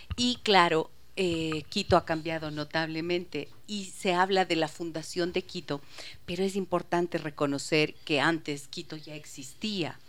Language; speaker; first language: Spanish; native; Spanish